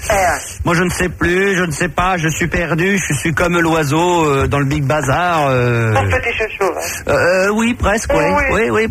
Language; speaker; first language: French; native; French